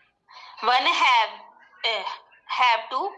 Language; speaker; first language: English; non-native, learner; Punjabi